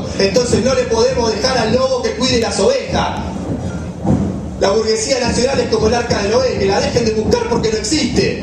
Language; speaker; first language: Spanish; native; Spanish